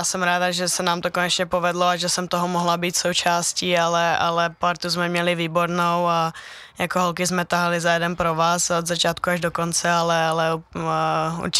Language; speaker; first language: Czech; native; Czech